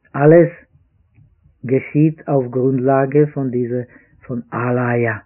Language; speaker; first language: German; non-native, fluent; Czech